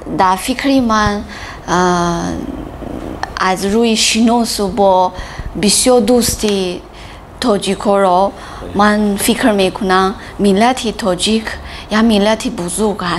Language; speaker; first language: Persian; non-native, learner; Chinese